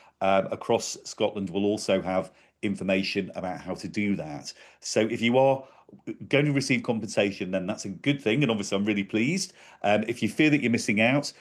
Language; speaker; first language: English; native; English